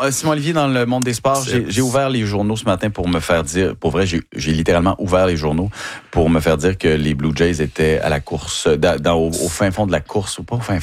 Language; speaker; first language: French; native; French